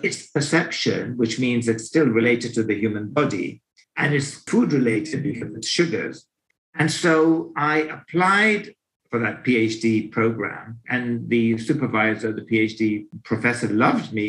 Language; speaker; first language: English; native; English